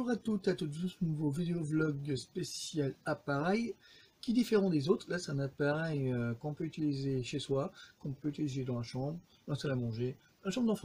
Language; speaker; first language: French; native; French